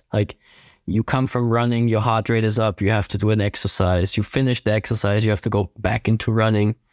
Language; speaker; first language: English; non-native, fluent; German